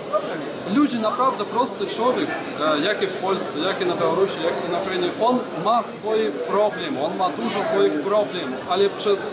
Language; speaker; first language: Polish; non-native, fluent; Belarusian